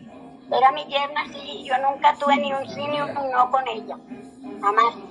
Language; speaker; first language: Spanish; native; Spanish